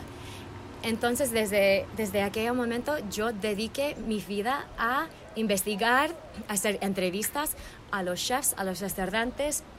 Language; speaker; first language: Spanish; early bilingual, heritage; English